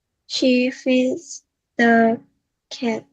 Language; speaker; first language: English; non-native, learner; Korean